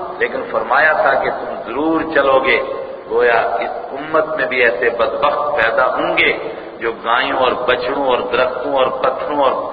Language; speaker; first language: Urdu; non-native, local second language; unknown